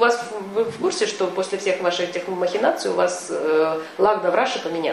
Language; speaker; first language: Russian; native; Russian